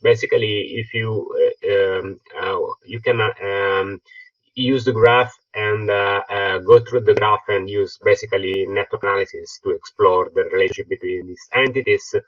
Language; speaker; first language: English; non-native, fluent; Italian